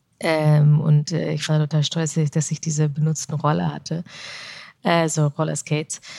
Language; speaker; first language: German; early bilingual, other home language; Russian